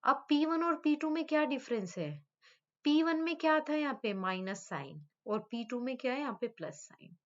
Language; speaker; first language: Hindi; native; Hindi